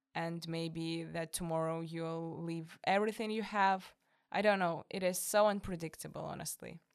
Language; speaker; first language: English; non-native, fluent; Russian